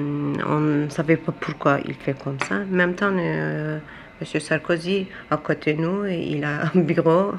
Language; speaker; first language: French; non-native, learner; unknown